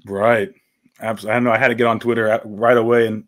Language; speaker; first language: English; native; English